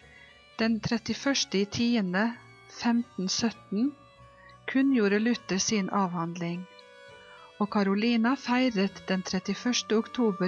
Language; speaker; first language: Norwegian; non-native, fluent; Polish